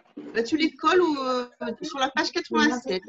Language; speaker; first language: French; native; French